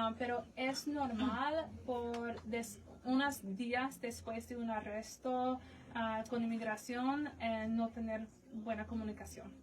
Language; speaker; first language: Spanish; non-native, fluent; English